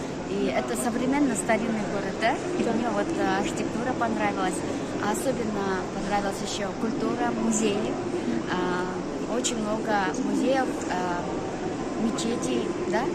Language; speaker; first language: Russian; non-native, local second language; Kyrgyz